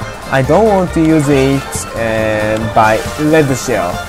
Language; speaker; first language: English; non-native, learner; Japanese